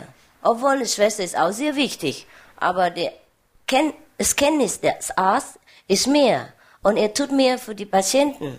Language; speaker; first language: German; non-native, learner; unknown